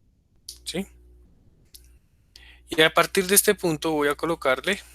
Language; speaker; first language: Spanish; native; Spanish